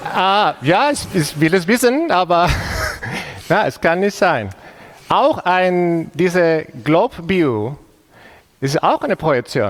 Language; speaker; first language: German; non-native, fluent; Spanish